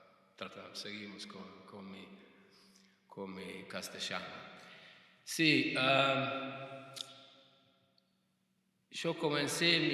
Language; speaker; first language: Spanish; non-native, fluent; Hungarian